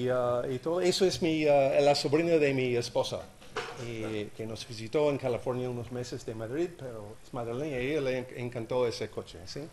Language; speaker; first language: Spanish; non-native, learner; English